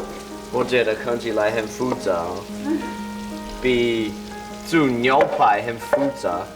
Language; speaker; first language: Chinese; non-native, learner; English